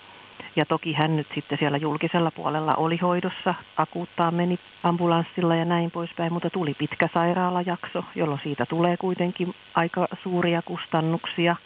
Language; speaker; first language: Finnish; native; Finnish